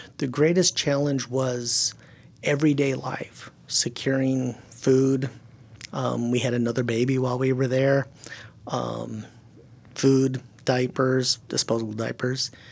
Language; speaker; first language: English; early bilingual, other home language; German